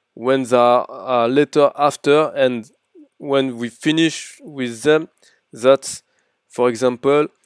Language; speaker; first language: English; non-native, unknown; French